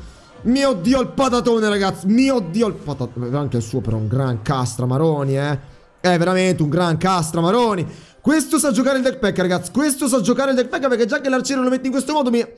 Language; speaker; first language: Italian; native; Italian